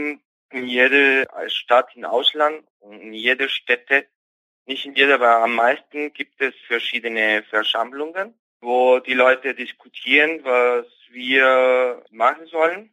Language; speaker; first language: German; non-native, fluent; Spanish